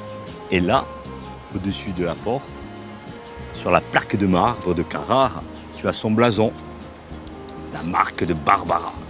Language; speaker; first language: French; native; French